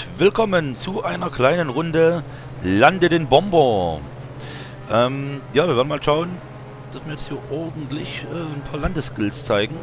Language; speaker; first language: German; native; German